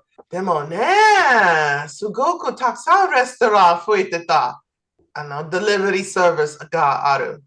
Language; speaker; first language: Japanese; non-native, learner; English